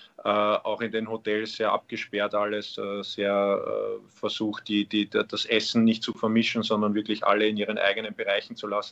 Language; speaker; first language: German; native; German